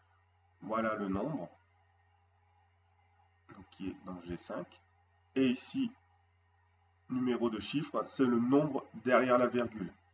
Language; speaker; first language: French; native; French